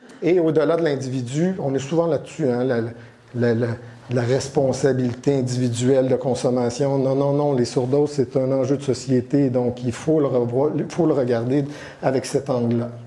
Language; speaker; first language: French; native; French